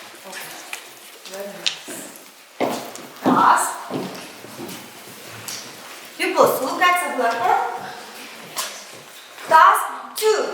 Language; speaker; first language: English; non-native, learner; Kazakh